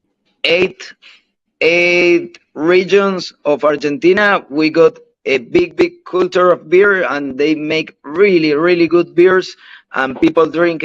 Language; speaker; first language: English; non-native, learner; Spanish